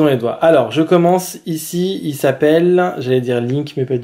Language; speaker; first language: French; native; French